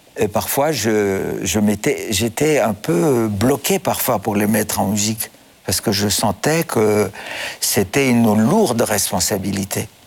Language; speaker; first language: French; non-native, fluent; Greek